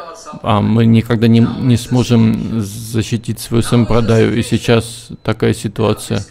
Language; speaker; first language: Russian; native; Russian